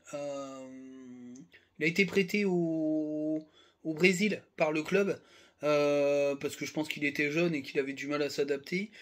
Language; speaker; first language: French; native; French